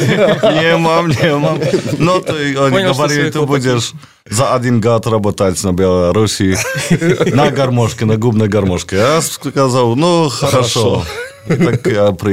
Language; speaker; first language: Russian; non-native, learner; Polish